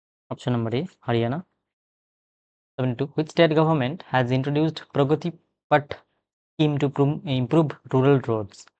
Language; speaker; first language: English; non-native, local second language; Bangla